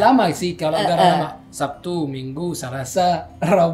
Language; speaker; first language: Indonesian; non-native, learner; Arabic